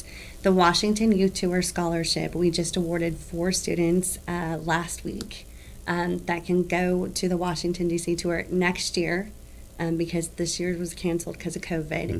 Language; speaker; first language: English; native; English